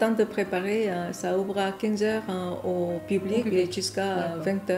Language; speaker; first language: French; non-native, fluent; Korean